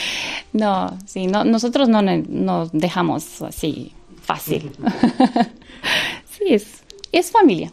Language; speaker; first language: Spanish; non-native, learner; Romanian